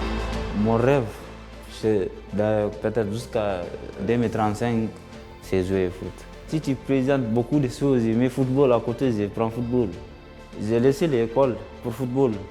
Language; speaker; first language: French; non-native, learner; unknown